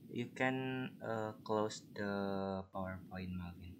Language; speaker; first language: English; non-native, learner; Indonesian